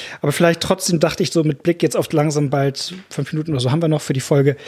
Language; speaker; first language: German; native; German